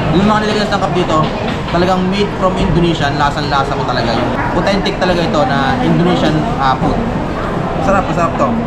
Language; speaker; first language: Filipino; native; Filipino